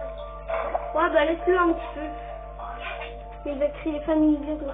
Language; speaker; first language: French; native; French